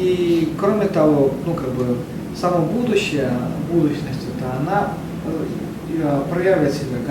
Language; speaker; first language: Russian; native; Russian